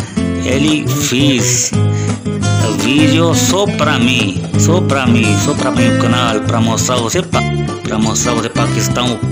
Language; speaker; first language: Portuguese; non-native, learner; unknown